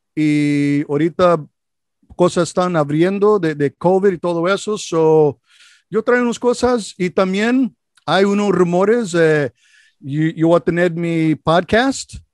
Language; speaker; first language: Spanish; non-native, learner; English